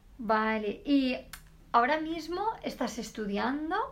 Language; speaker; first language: Spanish; native; Spanish